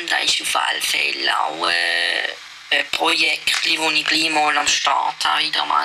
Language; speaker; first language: German; native; German